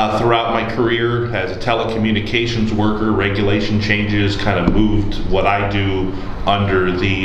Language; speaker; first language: English; native; English